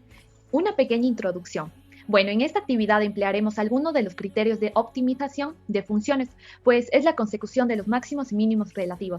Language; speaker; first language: Spanish; native; Spanish